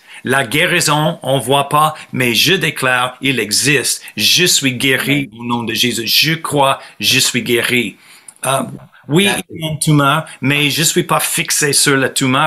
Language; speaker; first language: French; non-native, fluent; English